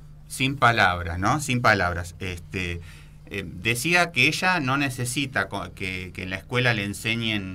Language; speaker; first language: Spanish; native; Spanish